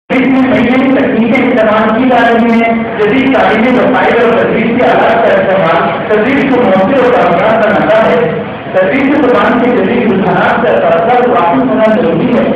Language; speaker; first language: Urdu; native; Urdu